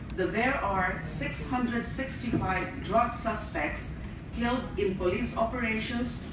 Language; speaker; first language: English; non-native, local second language; Filipino